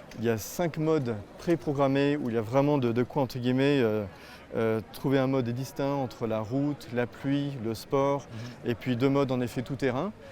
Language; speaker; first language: French; native; French